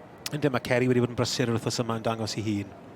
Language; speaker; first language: Welsh; native; Welsh